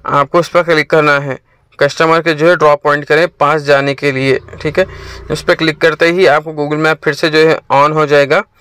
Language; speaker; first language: Hindi; native; Hindi